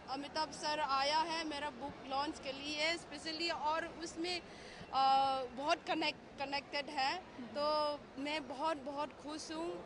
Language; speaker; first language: Hindi; non-native, local second language; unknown